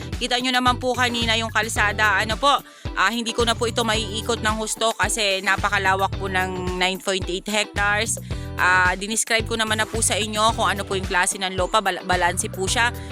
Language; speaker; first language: Filipino; native; Filipino